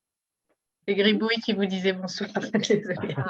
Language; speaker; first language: French; native; French